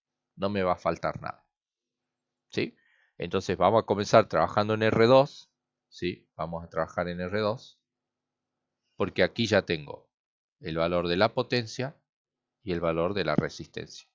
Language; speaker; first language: Spanish; native; Spanish